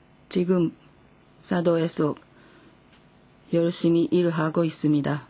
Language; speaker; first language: Korean; non-native, learner; Japanese